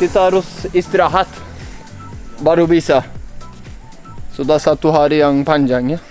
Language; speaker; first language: Indonesian; non-native, learner; Norwegian